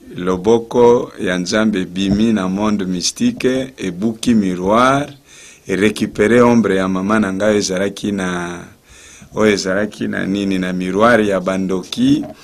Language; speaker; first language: Lingala; native; Lingala